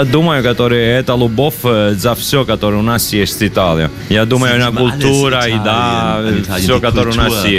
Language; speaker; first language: Russian; non-native, learner; Italian